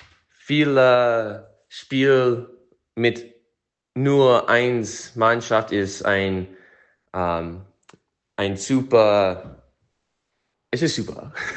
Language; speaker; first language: German; non-native, learner; English